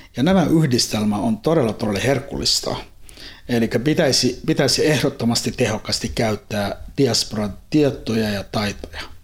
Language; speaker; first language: Finnish; non-native, fluent; Somali